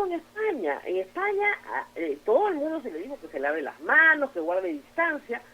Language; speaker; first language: Spanish; native; Spanish